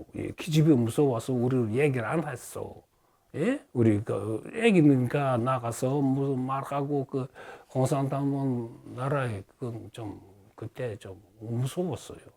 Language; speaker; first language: Korean; early bilingual, heritage; Russian